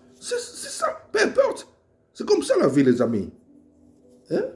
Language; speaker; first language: French; non-native, local second language; Lingala